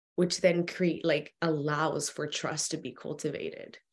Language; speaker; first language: English; early bilingual, other home language; Spanish